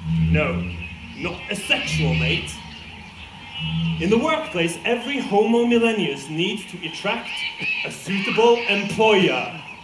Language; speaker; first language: English; non-native, fluent; Norwegian